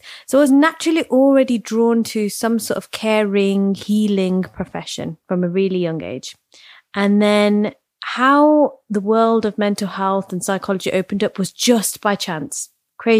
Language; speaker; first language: English; native; English